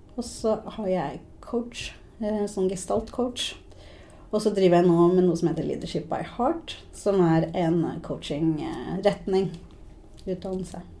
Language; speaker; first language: Norwegian; early bilingual, other home language; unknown